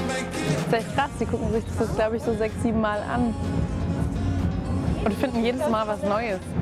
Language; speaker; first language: German; native; German